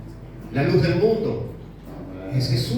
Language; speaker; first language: Spanish; native; Spanish